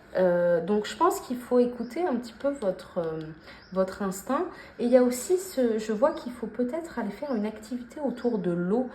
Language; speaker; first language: French; native; French